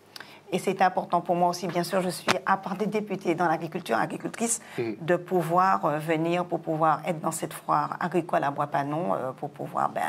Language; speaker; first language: French; non-native, local second language; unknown